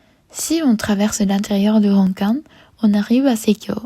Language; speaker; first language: French; non-native, learner; Japanese